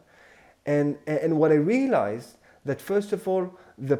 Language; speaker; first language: English; non-native, fluent; Hebrew